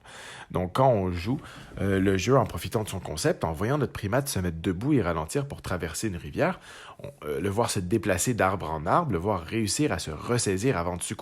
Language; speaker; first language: French; native; French